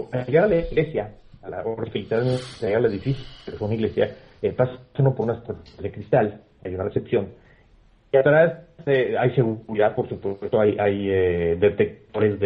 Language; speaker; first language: Spanish; native; Spanish